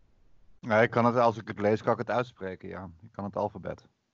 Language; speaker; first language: Dutch; native; Dutch